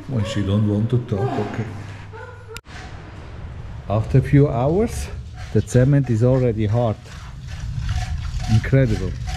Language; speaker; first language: English; non-native, fluent; Italian